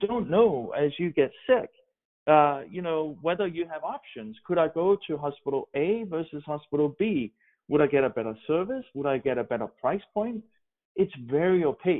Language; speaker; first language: English; non-native, fluent; Danish